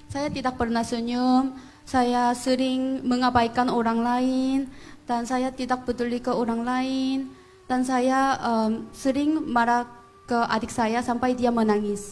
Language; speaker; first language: Indonesian; non-native, fluent; Korean